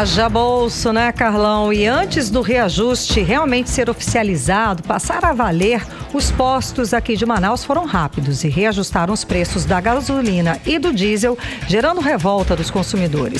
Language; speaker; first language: Portuguese; native; Portuguese